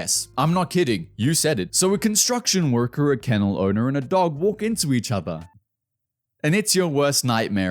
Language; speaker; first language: English; native; English